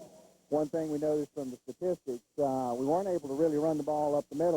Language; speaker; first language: English; native; English